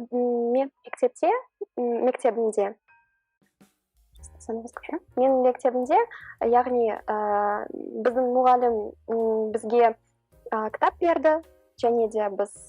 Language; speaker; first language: Kazakh; non-native, local second language; Russian